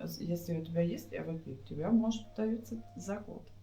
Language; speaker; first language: Russian; non-native, learner; German